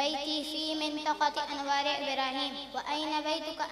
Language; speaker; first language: Arabic; non-native, learner; Urdu